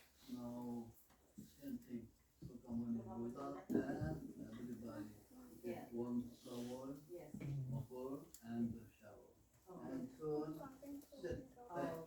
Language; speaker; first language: English; non-native, learner; Korean